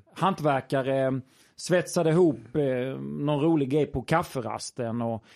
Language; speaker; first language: Swedish; native; Swedish